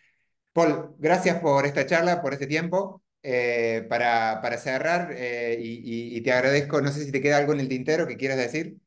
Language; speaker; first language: Spanish; native; Spanish